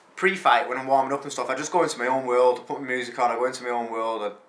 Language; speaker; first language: English; native; English